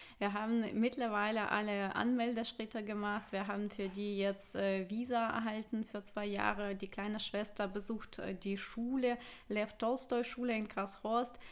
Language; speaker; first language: German; non-native, fluent; Russian